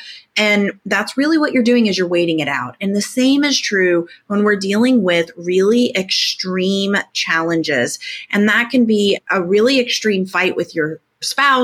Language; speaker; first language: English; native; English